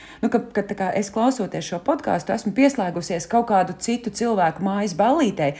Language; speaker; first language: Latvian; native; Latvian